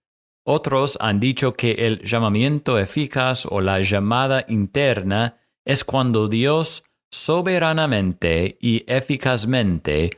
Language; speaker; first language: Spanish; non-native, fluent; English